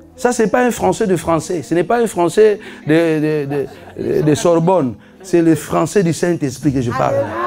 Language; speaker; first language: French; non-native, fluent; Lingala